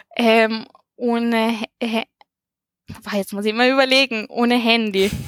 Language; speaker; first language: German; early bilingual, heritage; German